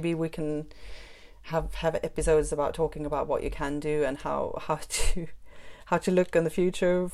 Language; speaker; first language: English; non-native, fluent; Swedish